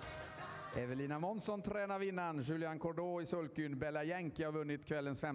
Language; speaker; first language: Swedish; native; Swedish